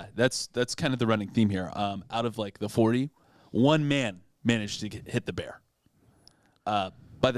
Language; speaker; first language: English; native; English